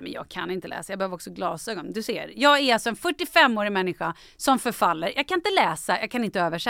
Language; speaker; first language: Swedish; native; Swedish